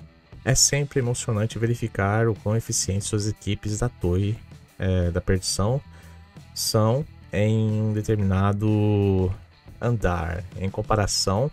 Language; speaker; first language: Portuguese; native; Portuguese